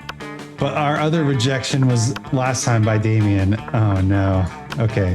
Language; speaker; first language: English; native; English